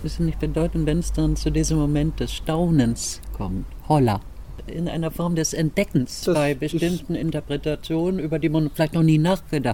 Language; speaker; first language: German; native; German